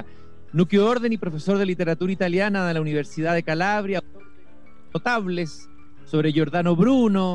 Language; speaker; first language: Spanish; native; Spanish